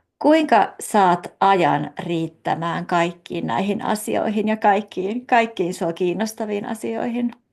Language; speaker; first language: Finnish; native; Finnish